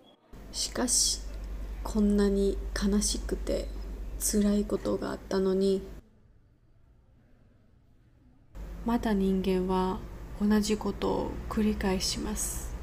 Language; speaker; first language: Japanese; non-native, learner; Georgian